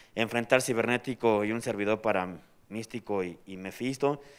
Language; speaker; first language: Spanish; native; Spanish